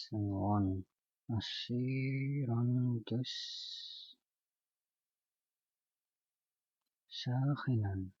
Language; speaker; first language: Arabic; non-native, learner; Indonesian